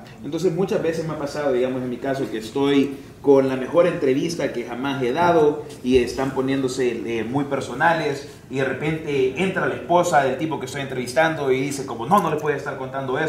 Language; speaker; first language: Spanish; native; Spanish